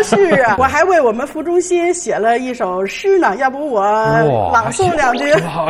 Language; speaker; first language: Chinese; native; Chinese